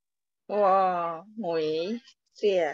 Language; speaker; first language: Chinese; non-native, learner; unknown